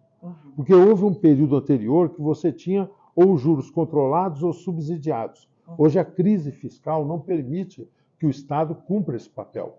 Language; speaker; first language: Portuguese; native; Portuguese